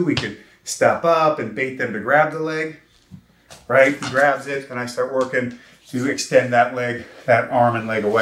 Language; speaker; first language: English; native; English